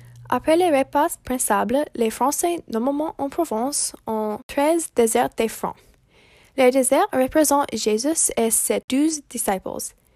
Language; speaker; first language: French; non-native, learner; English